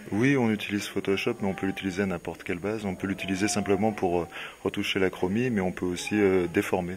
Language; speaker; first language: French; native; French